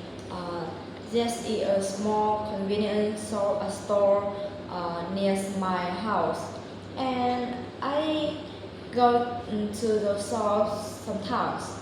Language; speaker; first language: English; non-native, learner; Vietnamese